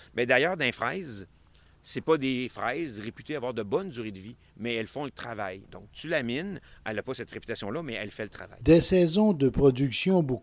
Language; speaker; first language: French; native; French